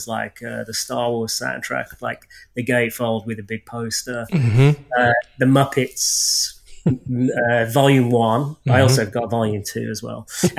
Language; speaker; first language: English; native; English